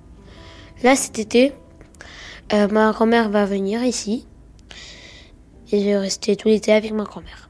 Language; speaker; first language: French; early bilingual, other home language; Ukrainian